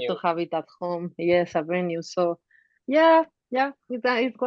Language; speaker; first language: English; non-native, fluent; Spanish